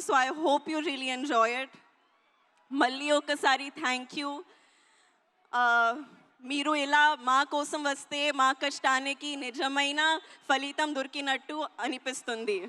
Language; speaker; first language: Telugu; non-native, learner; Hindi